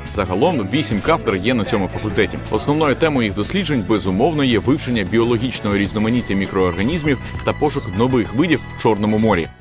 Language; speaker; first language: Ukrainian; native; Ukrainian